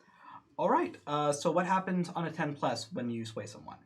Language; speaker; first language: English; native; English